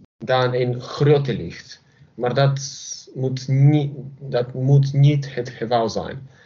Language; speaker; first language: Dutch; non-native, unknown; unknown